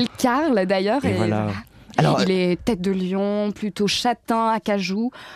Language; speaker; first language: French; native; French